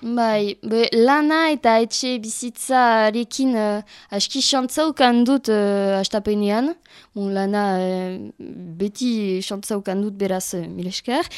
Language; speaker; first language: Basque; non-native, learner; French